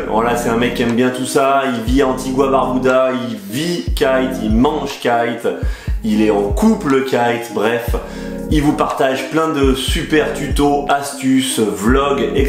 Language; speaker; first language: French; native; French